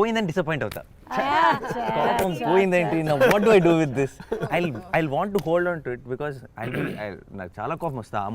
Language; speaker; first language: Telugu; native; Telugu